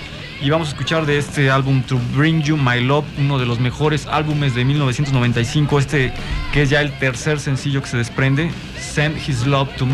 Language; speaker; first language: Spanish; native; Spanish